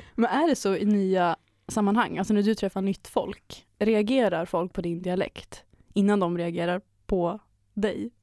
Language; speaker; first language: Swedish; native; Swedish